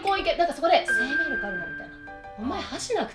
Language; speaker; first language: Japanese; native; Japanese